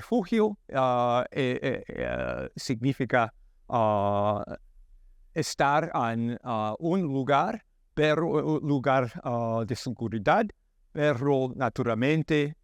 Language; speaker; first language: Spanish; non-native, learner; English